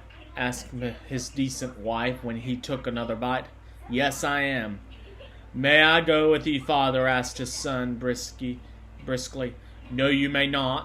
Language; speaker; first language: English; native; English